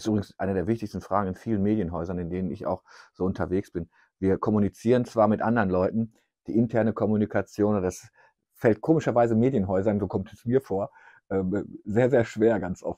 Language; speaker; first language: German; native; German